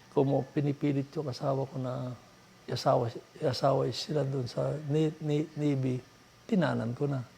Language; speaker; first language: Filipino; non-native, local second language; Iloko